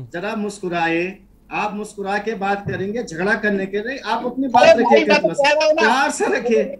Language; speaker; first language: Hindi; native; Hindi